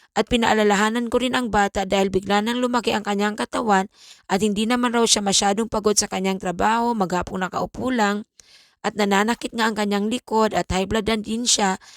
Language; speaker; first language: Filipino; native; Filipino